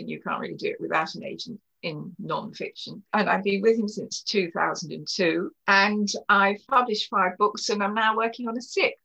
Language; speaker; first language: English; native; English